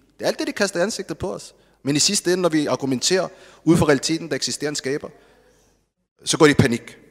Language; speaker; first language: Danish; non-native, fluent; Arabic